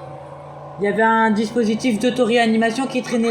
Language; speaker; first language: French; native; French